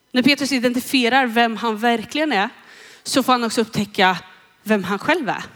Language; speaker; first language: Swedish; native; Swedish